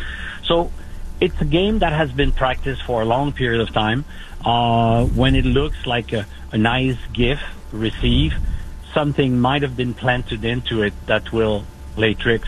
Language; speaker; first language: English; non-native, local second language; French